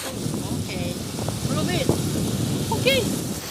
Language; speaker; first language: English; non-native, learner; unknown